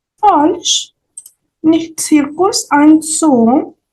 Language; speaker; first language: German; non-native, fluent; Ukrainian